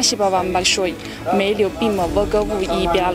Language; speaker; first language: Russian; non-native, learner; Chinese